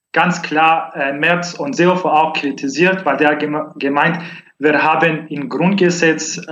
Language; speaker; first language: German; non-native, learner; Arabic